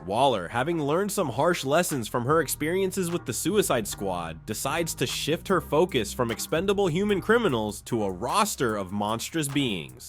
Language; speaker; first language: English; native; English